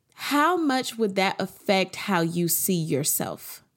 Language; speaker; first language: English; native; English